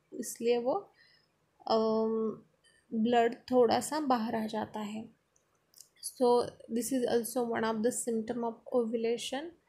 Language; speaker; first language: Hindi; non-native, local second language; Marathi